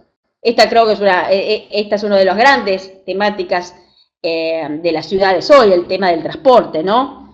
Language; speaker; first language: Spanish; native; Spanish